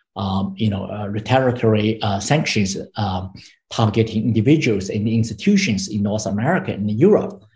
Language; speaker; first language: English; non-native, fluent; Chinese